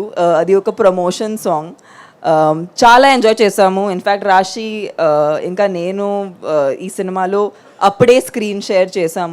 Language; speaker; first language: Telugu; non-native, fluent; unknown